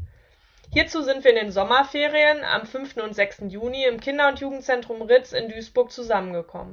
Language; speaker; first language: German; native; German